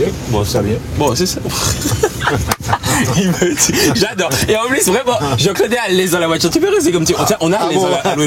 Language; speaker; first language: French; native; French